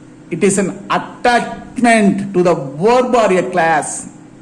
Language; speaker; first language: English; non-native, local second language; Tamil